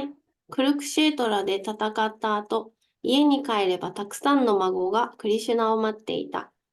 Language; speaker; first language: Japanese; native; Japanese